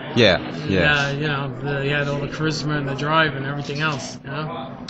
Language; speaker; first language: English; early bilingual, other home language; Italian